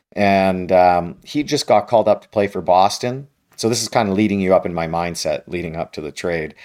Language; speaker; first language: English; native; English